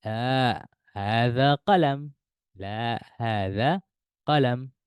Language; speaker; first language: Arabic; non-native, fluent; Indonesian